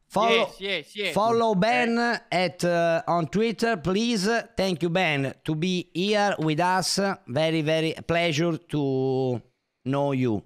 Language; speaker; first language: English; non-native, learner; Italian